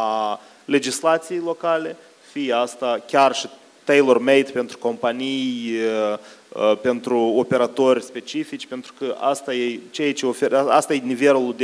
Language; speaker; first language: Romanian; native; Romanian